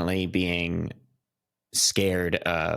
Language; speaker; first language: English; native; English